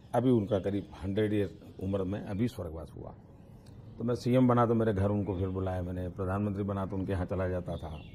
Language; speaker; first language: Hindi; non-native, local second language; Gujarati